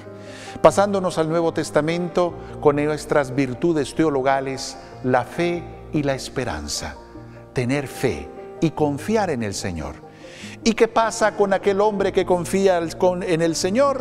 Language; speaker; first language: Spanish; native; Spanish